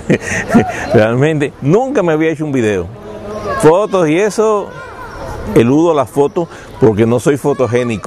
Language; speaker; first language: Spanish; non-native, fluent; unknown